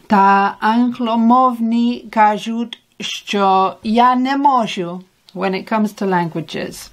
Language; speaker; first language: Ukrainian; non-native, learner; English